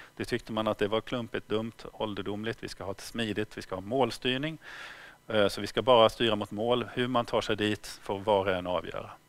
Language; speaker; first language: Swedish; native; Swedish